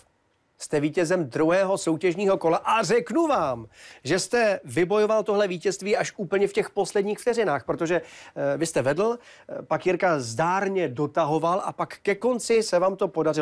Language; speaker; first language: Czech; native; Czech